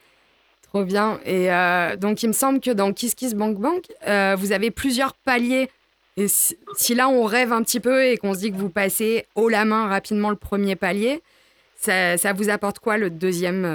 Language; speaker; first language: French; native; French